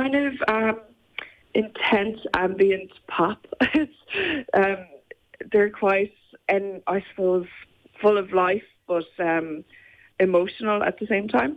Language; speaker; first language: English; native; English